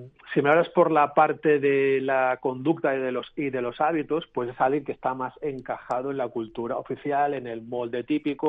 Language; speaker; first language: Spanish; native; Spanish